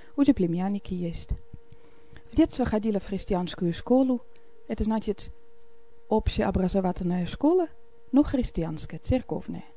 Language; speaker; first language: Russian; non-native, fluent; Dutch